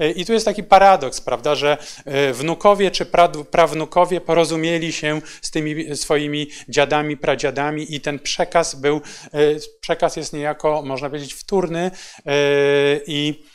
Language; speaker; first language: Polish; native; Polish